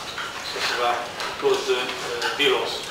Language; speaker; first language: French; non-native, learner; English